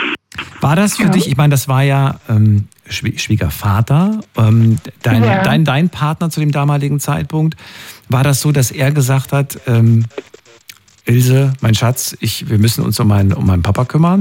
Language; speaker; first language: German; native; German